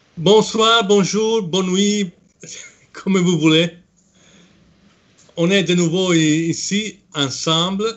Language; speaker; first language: French; non-native, fluent; Italian